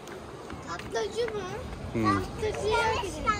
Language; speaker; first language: Turkish; early bilingual, heritage; Turkish